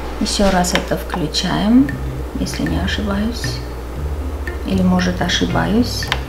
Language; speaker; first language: Russian; non-native, local second language; Armenian